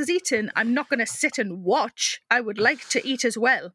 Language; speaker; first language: English; native; English